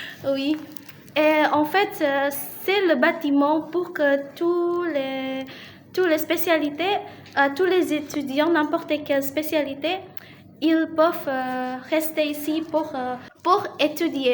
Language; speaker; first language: French; non-native, learner; Indonesian